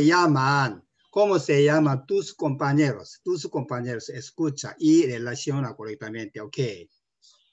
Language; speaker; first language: Spanish; non-native, learner; Korean